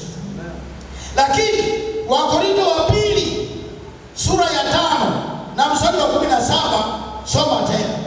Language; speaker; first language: Swahili; native; Swahili